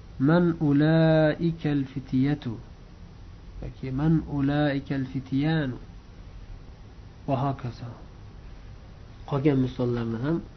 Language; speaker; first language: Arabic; non-native, fluent; Uzbek